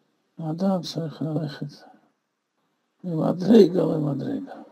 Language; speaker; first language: Hebrew; non-native, fluent; Russian